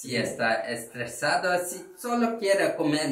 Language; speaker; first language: Spanish; non-native, learner; Korean